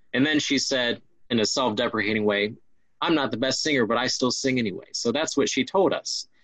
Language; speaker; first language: English; native; English